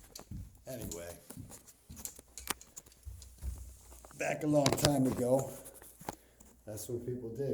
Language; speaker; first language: English; native; English